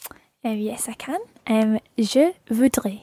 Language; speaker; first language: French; non-native, learner; English